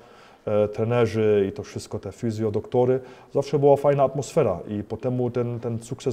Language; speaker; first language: Polish; early bilingual, heritage; Polish